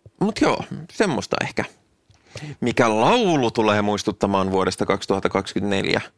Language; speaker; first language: Finnish; native; Finnish